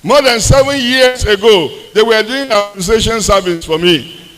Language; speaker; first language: English; non-native, local second language; Yoruba